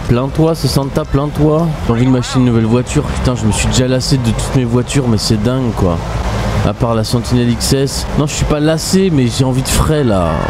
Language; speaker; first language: French; native; French